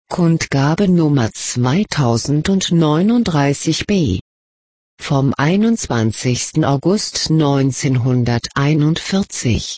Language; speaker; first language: German; native; German